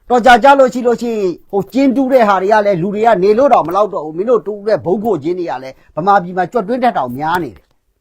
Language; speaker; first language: Burmese; non-native, local second language; Kachin